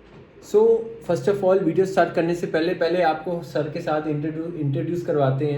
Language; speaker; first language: Hindi; native; Hindi